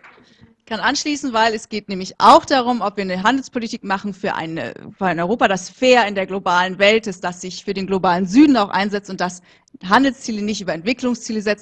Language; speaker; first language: German; native; German